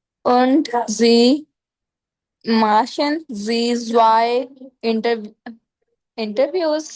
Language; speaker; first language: German; non-native, learner; Urdu